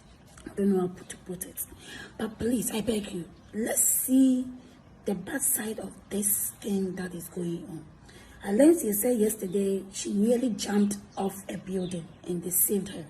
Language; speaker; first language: English; non-native, local second language; Akan